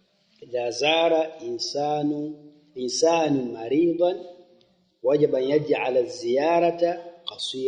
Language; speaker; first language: Arabic; non-native, fluent; Swahili